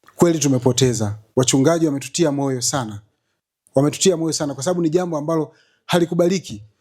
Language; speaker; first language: Swahili; native; Swahili